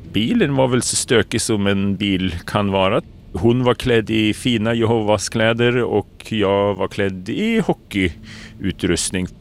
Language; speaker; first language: Swedish; native; Swedish